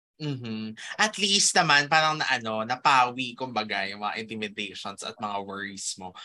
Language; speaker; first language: Filipino; native; Filipino